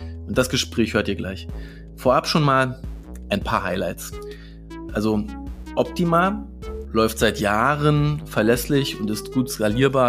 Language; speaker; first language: German; native; German